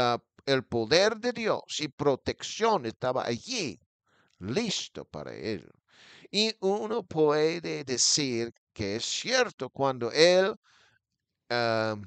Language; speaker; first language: Spanish; non-native, fluent; English